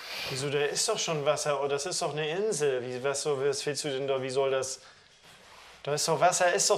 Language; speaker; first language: German; native; German